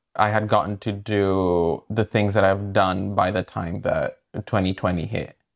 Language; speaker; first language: English; non-native, fluent; Spanish